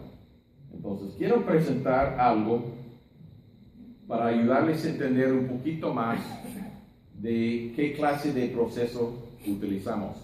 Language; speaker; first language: Spanish; non-native, fluent; English